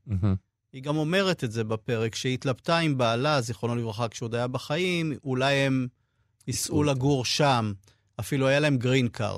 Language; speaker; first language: Hebrew; native; Hebrew